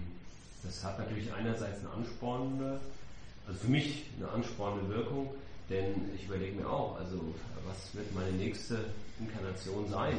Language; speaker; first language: German; native; German